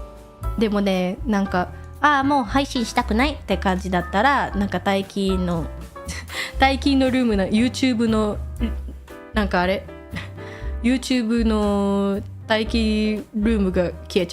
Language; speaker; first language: Japanese; non-native, fluent; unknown